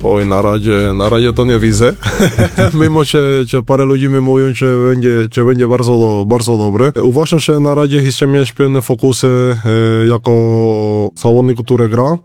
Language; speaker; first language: Polish; non-native, learner; Spanish